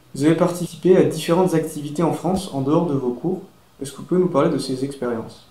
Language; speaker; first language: French; native; French